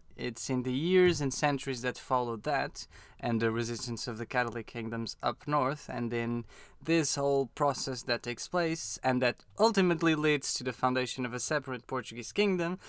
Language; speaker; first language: English; non-native, fluent; Portuguese